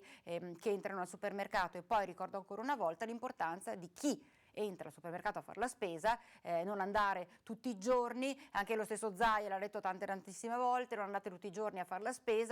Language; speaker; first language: Italian; native; Italian